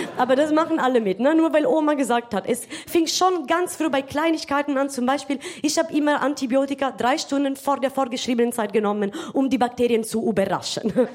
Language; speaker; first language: German; non-native, fluent; Italian